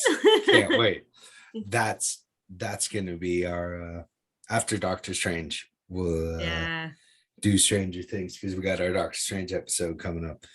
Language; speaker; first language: English; native; English